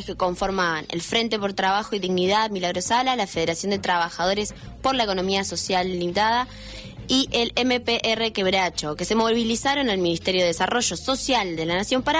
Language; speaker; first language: Spanish; native; Spanish